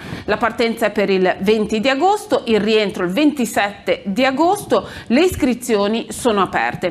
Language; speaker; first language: Italian; native; Italian